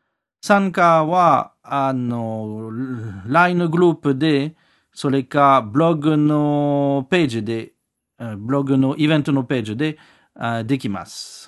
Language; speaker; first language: Japanese; non-native, learner; French